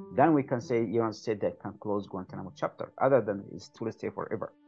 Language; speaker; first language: English; non-native, fluent; Arabic